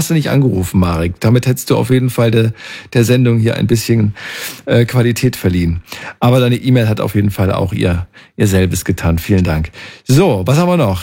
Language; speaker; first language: German; native; German